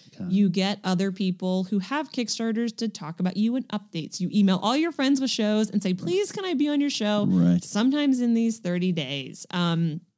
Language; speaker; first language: English; native; English